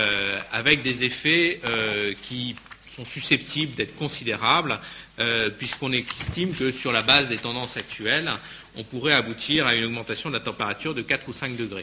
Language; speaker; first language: French; native; French